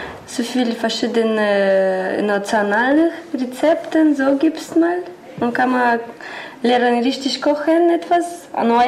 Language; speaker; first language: German; non-native, learner; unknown